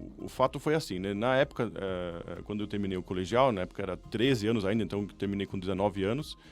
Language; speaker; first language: Portuguese; non-native, fluent; German